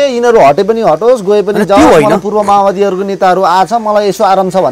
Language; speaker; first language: Nepali; native; Nepali